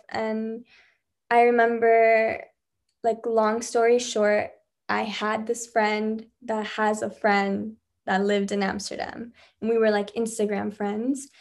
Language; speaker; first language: English; early bilingual, other home language; Spanish